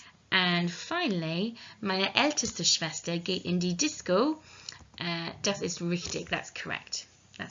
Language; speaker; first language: German; non-native, learner; English